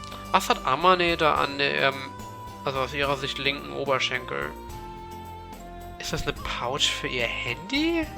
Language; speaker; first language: German; native; German